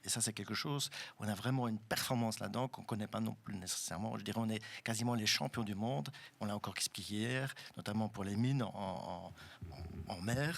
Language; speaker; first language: French; non-native, local second language; German